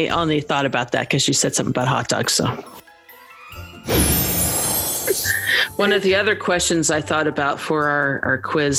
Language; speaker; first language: English; native; English